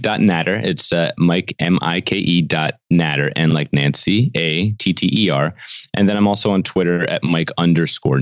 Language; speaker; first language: English; native; English